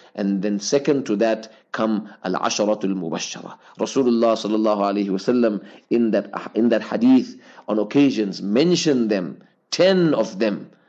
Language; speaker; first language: English; native; English